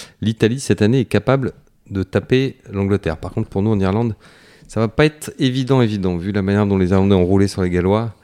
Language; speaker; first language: French; native; French